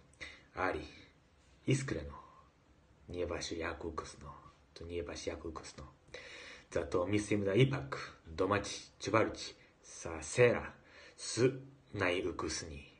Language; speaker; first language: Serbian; non-native, learner; Japanese